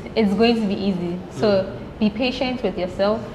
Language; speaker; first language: English; non-native, local second language; Akan